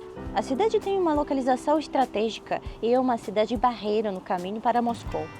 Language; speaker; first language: Portuguese; non-native, fluent; Russian